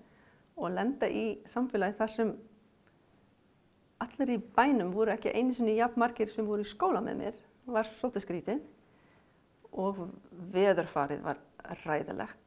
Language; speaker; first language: Icelandic; non-native, fluent; Afrikaans